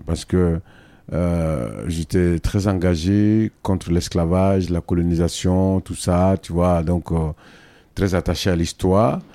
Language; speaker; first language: French; non-native, local second language; Dyula